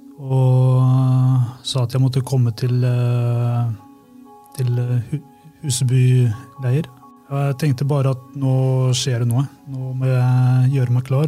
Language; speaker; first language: Norwegian; early bilingual, other home language; Albanian